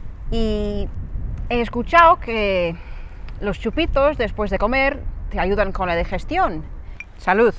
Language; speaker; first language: Spanish; non-native, fluent; English